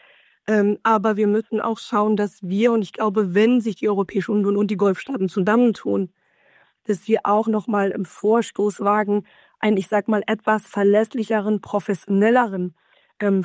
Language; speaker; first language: German; native; German